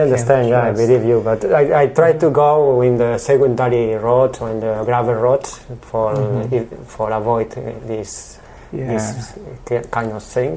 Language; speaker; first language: English; non-native, learner; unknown